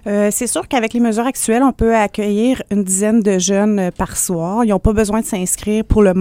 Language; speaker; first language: French; native; French